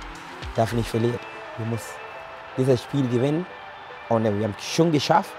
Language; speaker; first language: German; non-native, fluent; Akan